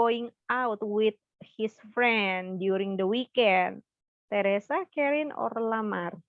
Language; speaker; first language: English; non-native, fluent; Indonesian